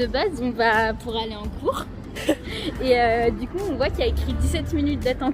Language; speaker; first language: French; native; French